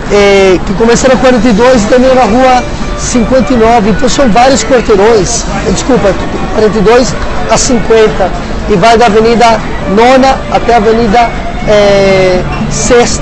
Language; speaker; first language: Portuguese; non-native, fluent; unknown